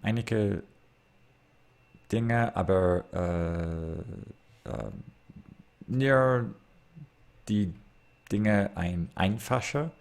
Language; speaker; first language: German; non-native, learner; English